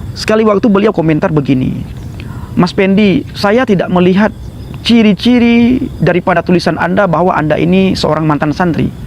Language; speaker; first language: Indonesian; non-native, local second language; Achinese